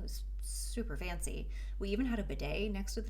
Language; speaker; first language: English; native; English